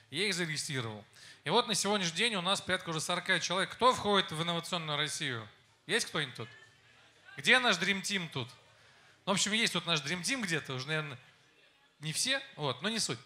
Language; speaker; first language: Russian; native; Russian